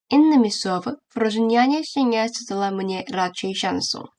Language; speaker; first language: Polish; non-native, learner; Korean